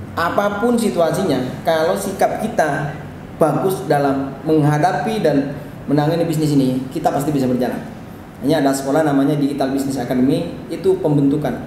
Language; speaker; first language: Indonesian; non-native, local second language; Madurese